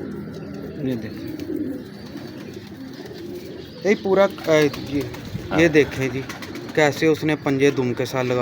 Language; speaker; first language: Hindi; non-native, local second language; Punjabi